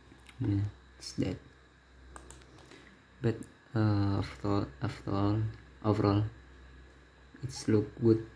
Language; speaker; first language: English; non-native, learner; Indonesian